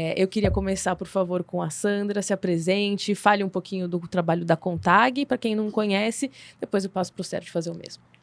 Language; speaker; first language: Portuguese; native; Portuguese